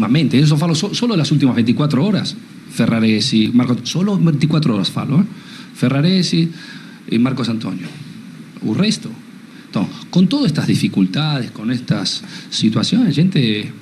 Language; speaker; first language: Portuguese; non-native, learner; Spanish